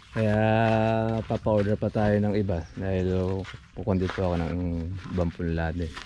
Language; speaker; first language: Filipino; native; Filipino